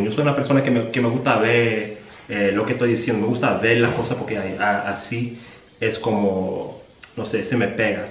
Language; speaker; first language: Spanish; early bilingual, heritage; Spanish